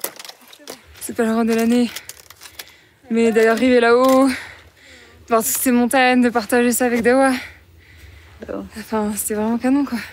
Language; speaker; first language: French; native; French